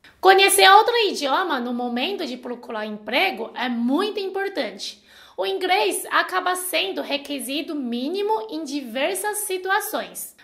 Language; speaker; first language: Portuguese; non-native, fluent; Chinese